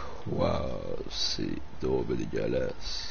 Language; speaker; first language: French; native; French